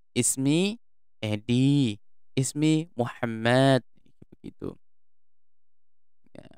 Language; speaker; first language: Arabic; non-native, fluent; Indonesian